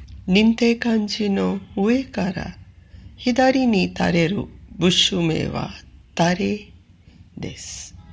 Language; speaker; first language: Japanese; non-native, fluent; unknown